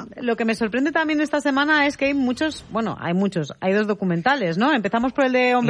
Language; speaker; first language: Spanish; native; Spanish